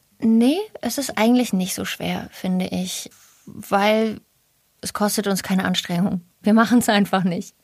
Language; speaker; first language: German; early bilingual, other home language; Russian